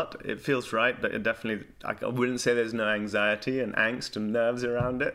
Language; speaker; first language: English; native; English